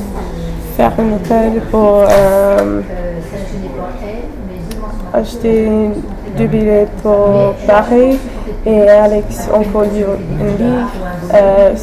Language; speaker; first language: French; non-native, learner; English